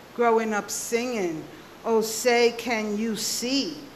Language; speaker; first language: English; early bilingual, other home language; Spanish